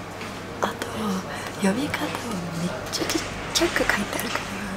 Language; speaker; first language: Japanese; non-native, fluent; English